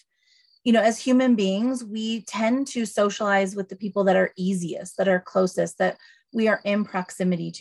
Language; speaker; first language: English; native; English